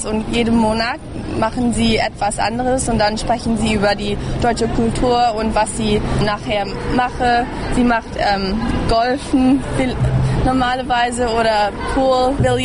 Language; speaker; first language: German; early bilingual, heritage; English